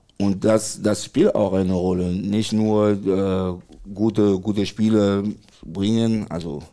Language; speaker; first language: German; non-native, fluent; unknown